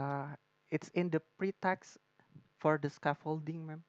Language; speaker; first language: English; non-native, learner; Indonesian